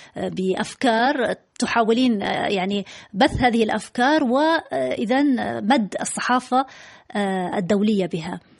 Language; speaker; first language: Arabic; native; Arabic